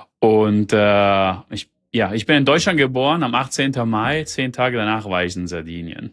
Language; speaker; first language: German; early bilingual, heritage; German